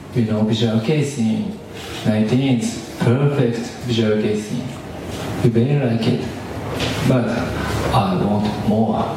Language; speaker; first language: English; non-native, learner; Japanese